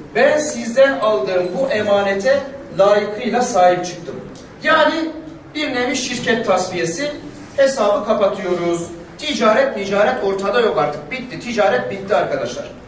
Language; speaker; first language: Turkish; non-native, local second language; Kurdish